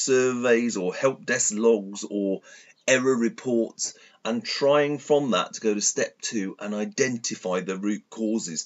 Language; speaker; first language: English; native; English